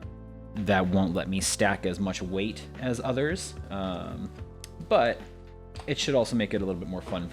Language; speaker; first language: English; native; English